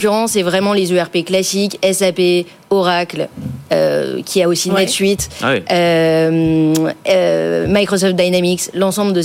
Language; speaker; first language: French; native; French